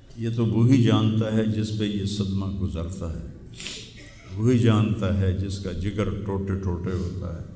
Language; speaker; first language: Urdu; non-native, local second language; Punjabi